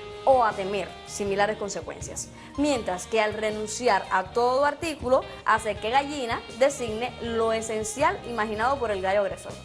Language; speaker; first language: Spanish; native; Spanish